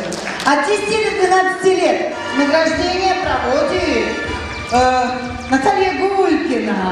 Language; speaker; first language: Russian; native; Russian